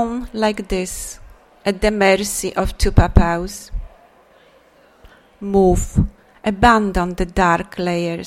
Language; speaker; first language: English; non-native, fluent; Polish